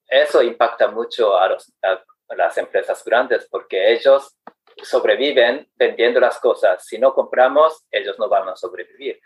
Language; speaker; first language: Spanish; non-native, fluent; Japanese